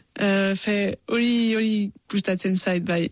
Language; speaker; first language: Basque; non-native, local second language; French